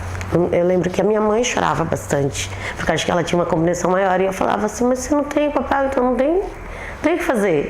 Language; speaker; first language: Portuguese; early bilingual, other home language; Spanish